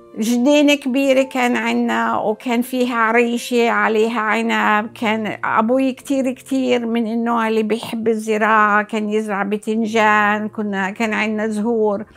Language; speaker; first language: Arabic; native; Arabic